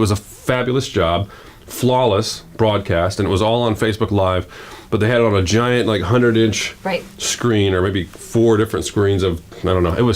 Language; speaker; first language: English; native; English